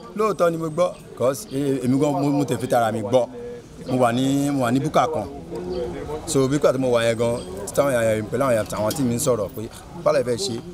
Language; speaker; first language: Yoruba; native; Yoruba